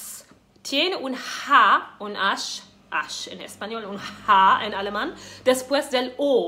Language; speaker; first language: Spanish; non-native, fluent; German